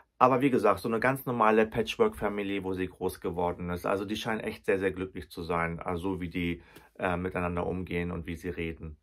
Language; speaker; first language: German; native; German